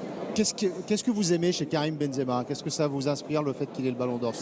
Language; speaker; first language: French; native; French